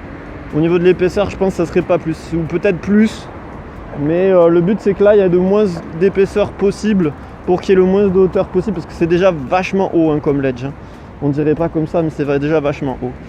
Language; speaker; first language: French; native; French